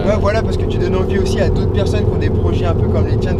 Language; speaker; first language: French; native; French